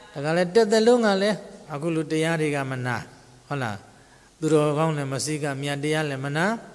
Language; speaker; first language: Burmese; native; Burmese